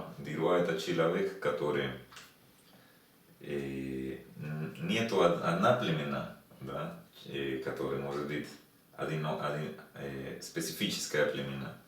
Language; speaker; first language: Russian; non-native, learner; Spanish